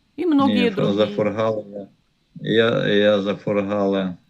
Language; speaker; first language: Russian; native; Russian